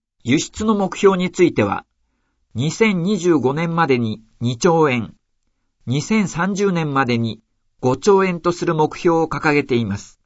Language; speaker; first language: Japanese; native; Japanese